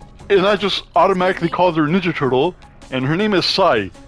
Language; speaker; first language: English; native; English